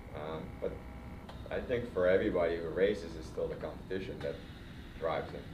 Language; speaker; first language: English; non-native, fluent; Swedish